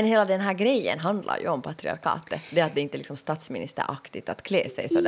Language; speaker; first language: Swedish; native; Swedish